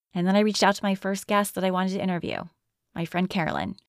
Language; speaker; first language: English; native; English